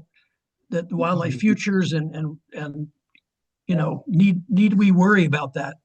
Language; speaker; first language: English; native; English